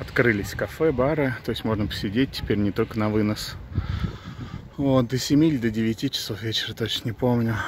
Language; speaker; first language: Russian; native; Russian